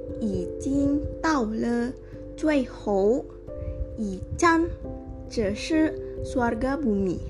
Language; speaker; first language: Chinese; non-native, learner; Indonesian